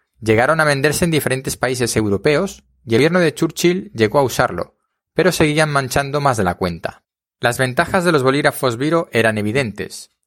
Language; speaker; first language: Spanish; native; Spanish